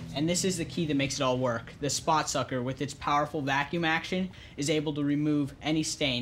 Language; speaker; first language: English; native; English